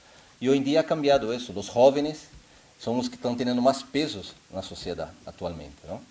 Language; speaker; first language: Spanish; non-native, fluent; Portuguese